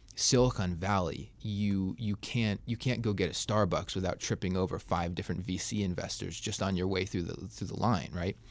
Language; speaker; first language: English; native; English